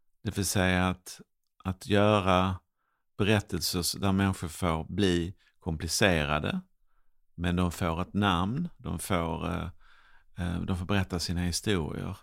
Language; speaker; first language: Swedish; native; Swedish